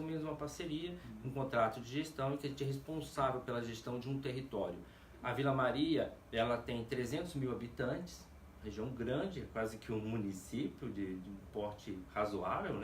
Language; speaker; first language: Portuguese; native; Portuguese